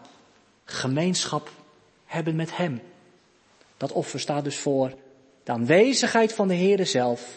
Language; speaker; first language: Dutch; native; Dutch